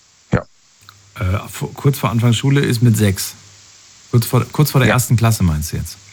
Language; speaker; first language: German; native; German